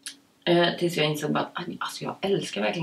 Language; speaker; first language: Swedish; native; Swedish